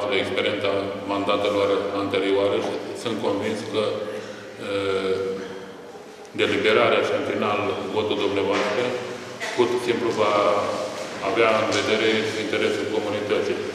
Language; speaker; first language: Romanian; native; Romanian